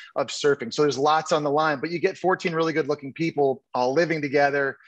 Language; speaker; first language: English; native; English